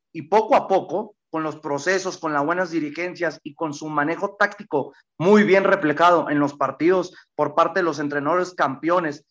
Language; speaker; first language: Spanish; native; Spanish